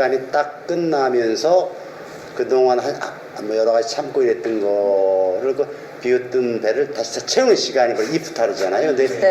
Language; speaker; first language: Korean; native; Korean